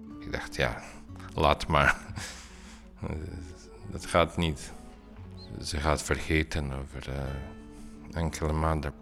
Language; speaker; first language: Dutch; non-native, learner; Bosnian